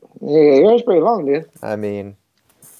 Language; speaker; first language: English; native; English